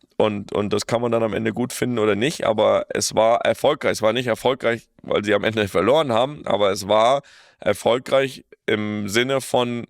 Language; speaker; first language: German; native; German